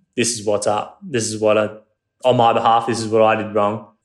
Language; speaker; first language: English; non-native, local second language; Japanese